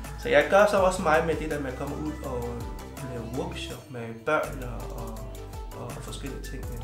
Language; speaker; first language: Danish; early bilingual, other home language; Vietnamese